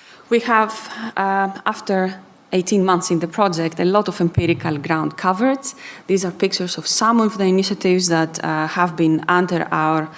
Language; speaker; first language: English; non-native, fluent; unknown